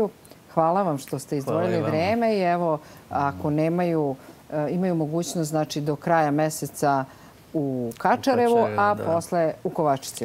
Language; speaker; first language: Serbian; native; Serbian